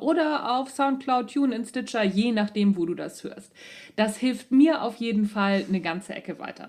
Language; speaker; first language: German; native; German